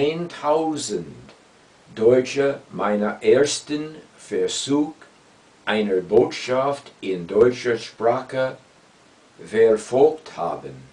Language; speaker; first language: German; non-native, fluent; English